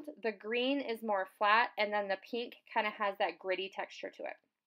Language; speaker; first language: English; native; English